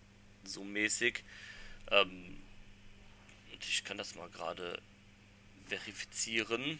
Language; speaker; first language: German; native; German